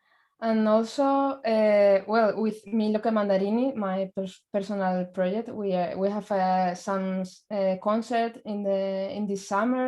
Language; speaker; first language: English; non-native, learner; Spanish